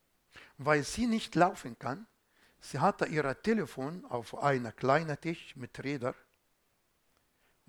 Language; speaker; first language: German; non-native, fluent; Arabic